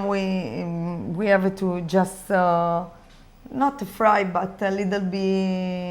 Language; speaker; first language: English; non-native, learner; Italian